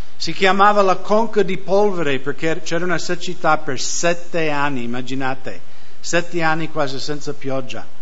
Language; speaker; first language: Italian; non-native, fluent; English